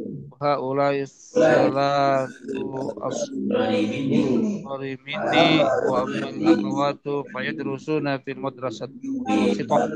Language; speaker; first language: Arabic; non-native, learner; Indonesian